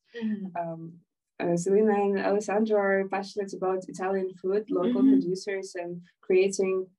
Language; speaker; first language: English; non-native, fluent; Ukrainian